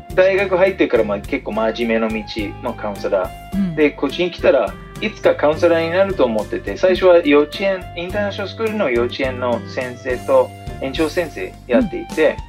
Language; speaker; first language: Japanese; non-native, fluent; English